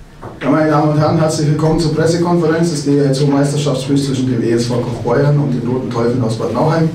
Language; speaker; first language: German; native; German